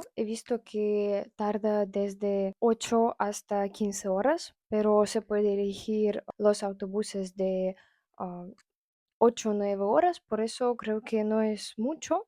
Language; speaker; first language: Spanish; non-native, fluent; Russian